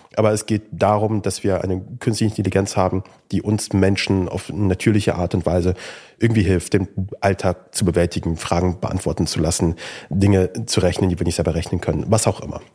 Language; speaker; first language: German; native; German